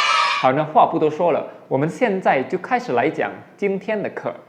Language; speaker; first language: Chinese; non-native, fluent; Indonesian